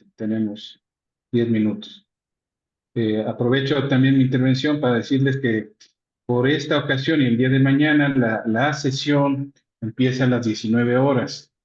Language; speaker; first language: Spanish; native; Spanish